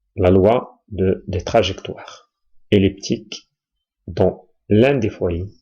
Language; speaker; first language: French; non-native, local second language; Arabic